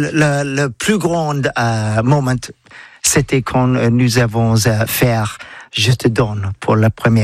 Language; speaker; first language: French; non-native, learner; English